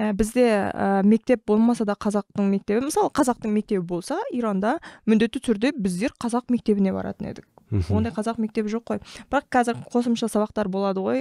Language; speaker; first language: Kazakh; early bilingual, heritage; Kazakh